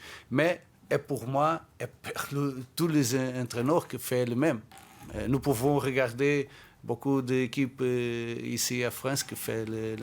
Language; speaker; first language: French; non-native, fluent; Portuguese